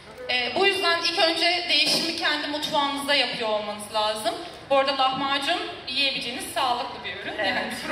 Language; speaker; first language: Turkish; native; Turkish